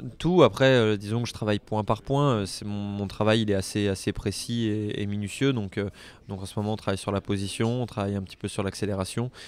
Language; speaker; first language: French; native; French